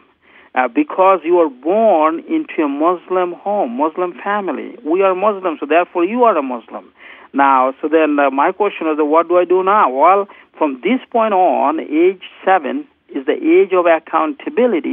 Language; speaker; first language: English; non-native, local second language; Bangla